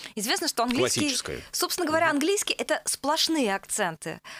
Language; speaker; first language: Russian; native; Russian